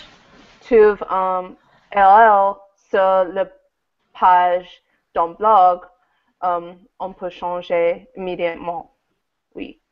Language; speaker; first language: French; non-native, learner; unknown